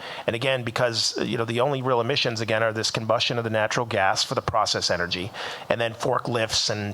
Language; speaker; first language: English; native; English